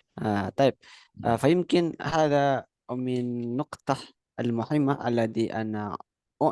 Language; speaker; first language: Arabic; non-native, fluent; Indonesian